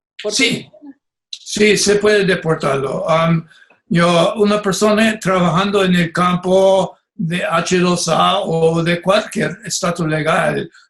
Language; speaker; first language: Spanish; non-native, fluent; English